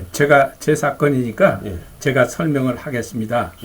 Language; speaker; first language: Korean; native; Korean